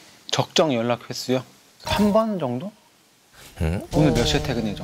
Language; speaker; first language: Korean; native; Korean